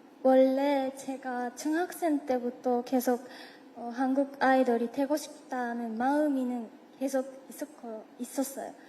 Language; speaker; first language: Korean; non-native, fluent; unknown